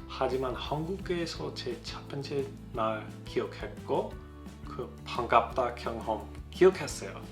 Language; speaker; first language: Korean; non-native, fluent; English